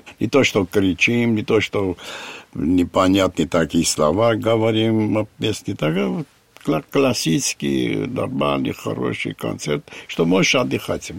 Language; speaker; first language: Russian; non-native, fluent; Armenian